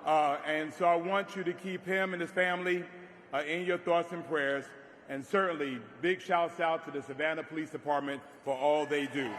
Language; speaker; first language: English; native; English